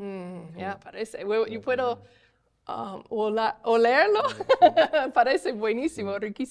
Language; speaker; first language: Spanish; non-native, learner; English